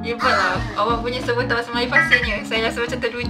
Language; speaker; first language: Malay; native; Malay